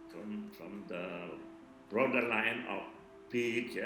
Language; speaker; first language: English; non-native, learner; Indonesian